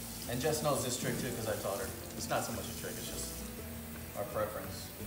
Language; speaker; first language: English; early bilingual, other home language; Spanish